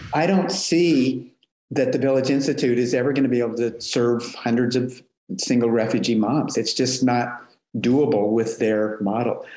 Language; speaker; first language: English; native; English